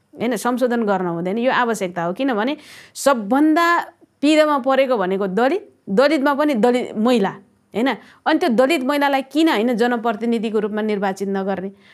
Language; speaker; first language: Nepali; native; Nepali